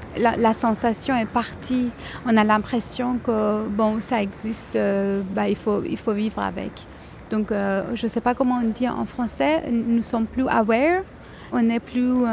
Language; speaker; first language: French; non-native, fluent; Persian